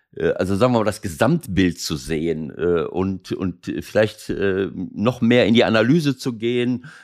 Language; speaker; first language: German; native; German